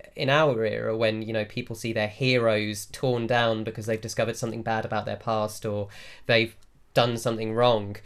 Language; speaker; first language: English; native; English